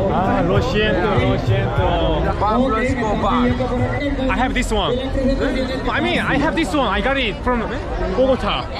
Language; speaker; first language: English; non-native, learner; Korean